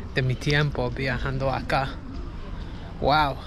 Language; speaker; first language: Spanish; non-native, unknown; English